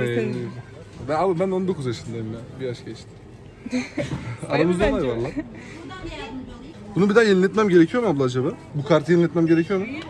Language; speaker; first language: Turkish; native; Turkish